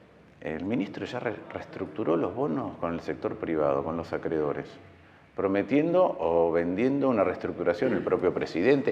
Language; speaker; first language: Spanish; native; Spanish